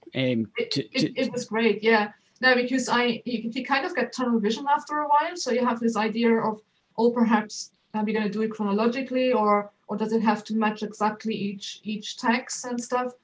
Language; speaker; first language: English; non-native, fluent; German